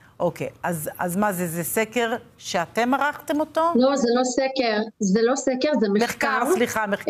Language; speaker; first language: Hebrew; native; Hebrew